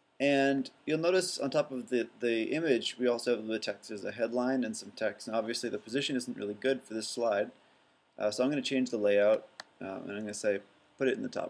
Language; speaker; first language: English; native; English